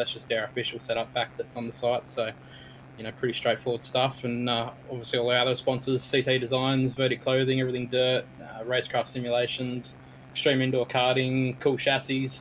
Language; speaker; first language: English; native; English